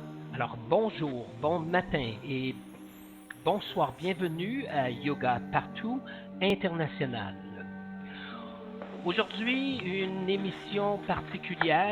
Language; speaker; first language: French; native; French